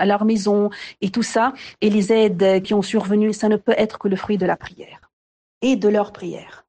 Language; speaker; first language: French; non-native, local second language; Arabic